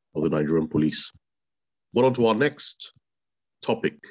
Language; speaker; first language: English; non-native, local second language; Bini